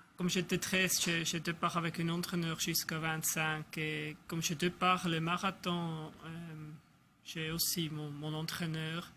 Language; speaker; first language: French; non-native, local second language; German